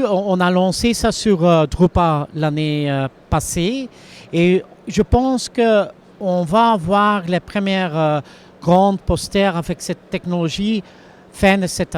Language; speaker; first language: French; non-native, local second language; Dutch